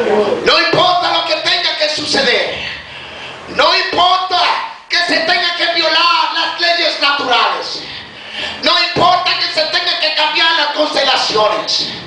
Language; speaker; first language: Spanish; native; Spanish